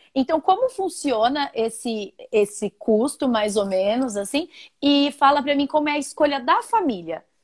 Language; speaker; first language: Portuguese; native; Portuguese